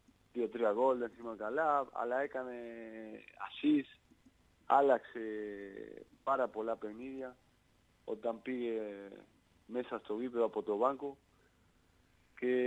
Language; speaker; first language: Greek; non-native, learner; Spanish